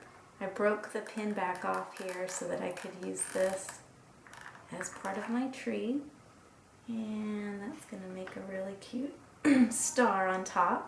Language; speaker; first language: English; native; English